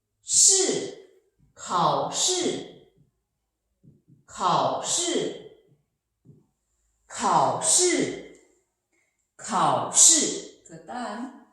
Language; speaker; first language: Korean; non-native, fluent; Chinese